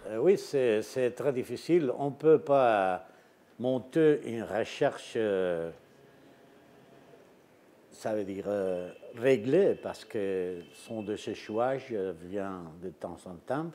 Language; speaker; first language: French; non-native, fluent; Spanish